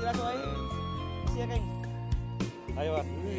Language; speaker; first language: Portuguese; non-native, learner; Vietnamese